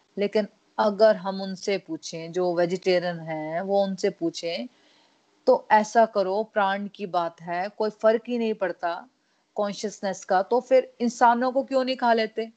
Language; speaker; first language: Hindi; non-native, local second language; Punjabi